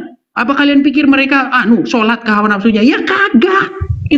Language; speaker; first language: Indonesian; native; Indonesian